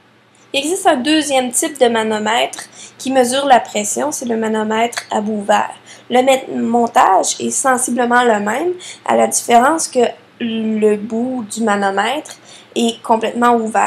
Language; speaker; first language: French; native; French